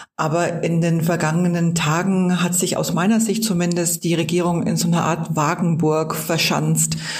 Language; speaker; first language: German; native; German